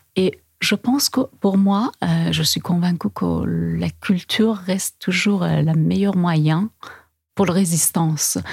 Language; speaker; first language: French; non-native, fluent; Persian